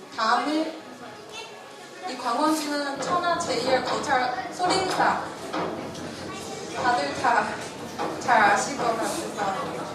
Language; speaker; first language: Korean; non-native, fluent; Chinese